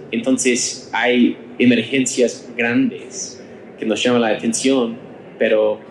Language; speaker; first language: Spanish; non-native, learner; English